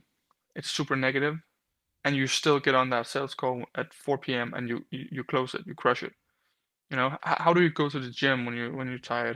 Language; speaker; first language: English; non-native, fluent; Danish